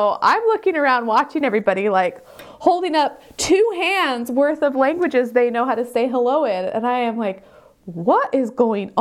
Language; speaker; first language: English; native; English